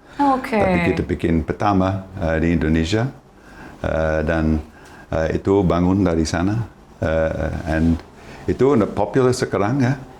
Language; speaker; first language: Indonesian; non-native, fluent; English